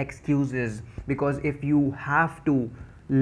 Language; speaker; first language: English; non-native, local second language; Hindi